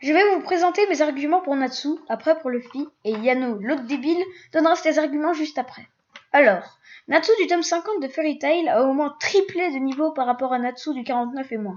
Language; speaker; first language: French; native; French